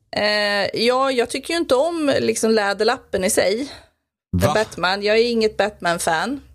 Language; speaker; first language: Swedish; native; Swedish